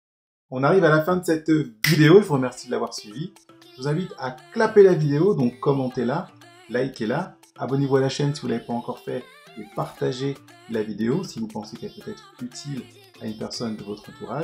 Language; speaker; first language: French; native; French